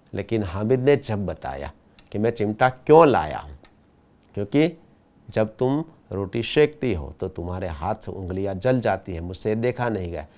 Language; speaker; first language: Hindi; non-native, local second language; Gujarati